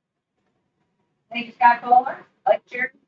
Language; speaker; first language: English; native; English